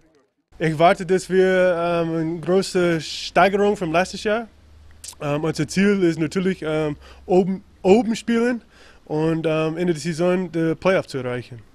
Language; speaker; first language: German; non-native, learner; English